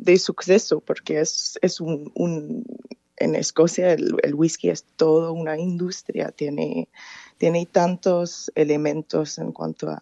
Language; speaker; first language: Spanish; non-native, fluent; English